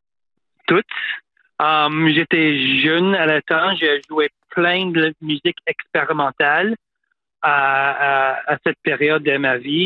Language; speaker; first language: French; non-native, local second language; English